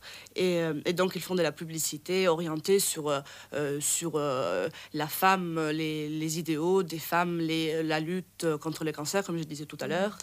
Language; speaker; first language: French; non-native, fluent; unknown